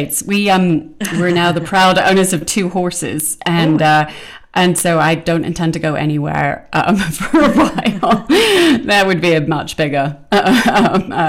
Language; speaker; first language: English; native; English